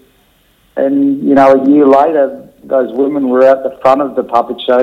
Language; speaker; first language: English; native; English